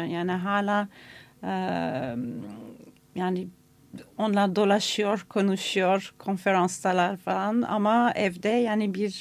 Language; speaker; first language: Turkish; non-native, fluent; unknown